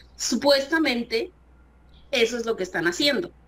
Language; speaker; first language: Spanish; native; Spanish